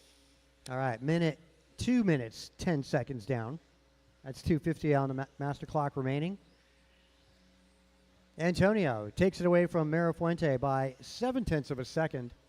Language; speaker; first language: English; native; English